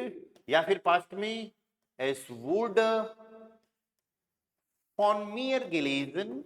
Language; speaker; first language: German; non-native, fluent; Hindi